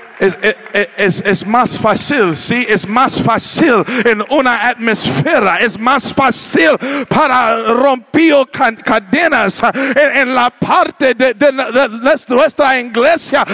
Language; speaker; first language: Spanish; non-native, learner; English